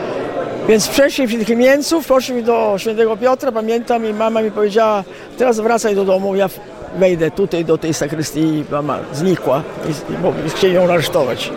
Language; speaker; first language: Polish; early bilingual, heritage; Italian